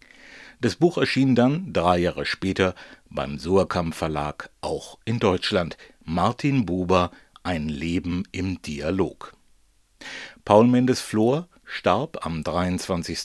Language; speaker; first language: German; native; German